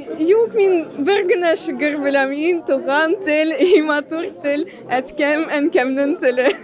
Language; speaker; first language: Tatar; non-native, local second language; Russian